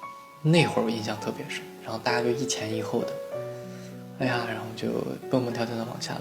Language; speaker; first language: Chinese; native; Chinese